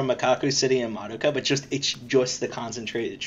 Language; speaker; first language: English; native; English